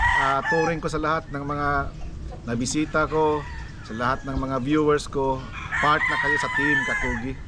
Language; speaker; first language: Filipino; native; Filipino